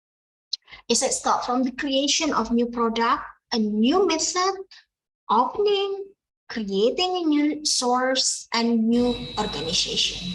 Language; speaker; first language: English; non-native, fluent; Indonesian